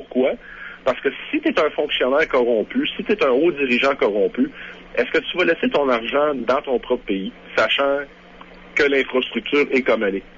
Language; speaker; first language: French; native; French